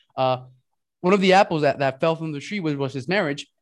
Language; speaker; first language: English; early bilingual, other home language; Spanish